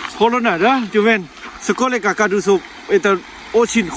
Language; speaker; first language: Russian; non-native, learner; Lao